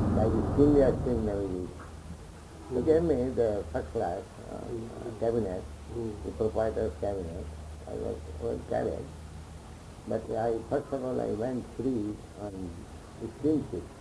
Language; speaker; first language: English; non-native, local second language; Hindi